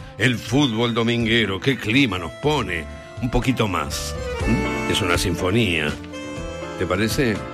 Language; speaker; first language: Spanish; native; Spanish